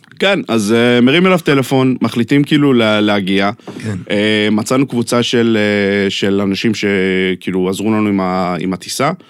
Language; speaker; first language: Hebrew; non-native, fluent; English